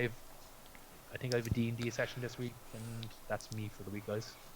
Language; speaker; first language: English; native; English